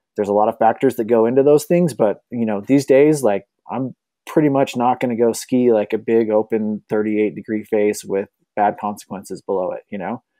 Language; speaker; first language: English; native; English